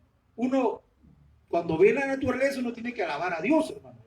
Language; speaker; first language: Spanish; native; Spanish